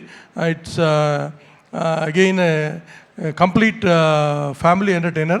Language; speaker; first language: Telugu; native; Telugu